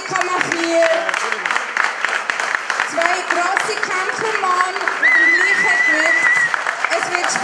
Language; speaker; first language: German; native; German